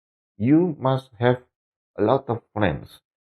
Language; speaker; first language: English; non-native, fluent; Indonesian